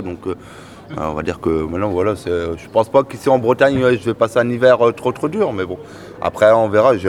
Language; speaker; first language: French; native; French